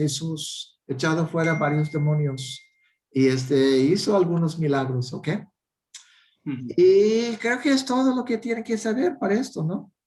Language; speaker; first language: Spanish; non-native, fluent; English